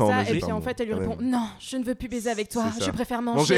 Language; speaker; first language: French; native; French